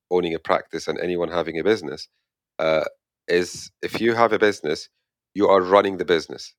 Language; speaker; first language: English; non-native, fluent; Arabic